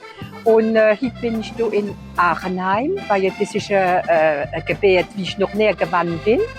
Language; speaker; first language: German; non-native, local second language; Swiss German